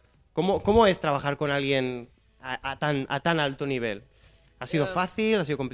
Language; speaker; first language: Spanish; native; Spanish